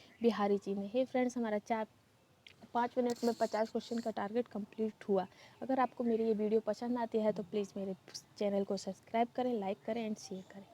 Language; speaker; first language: Hindi; native; Hindi